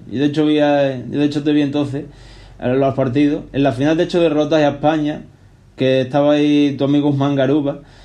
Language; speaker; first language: Spanish; native; Spanish